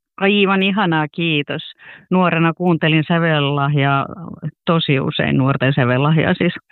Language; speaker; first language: Finnish; native; Finnish